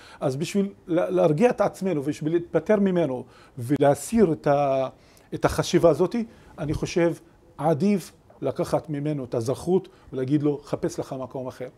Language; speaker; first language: Hebrew; non-native, local second language; Arabic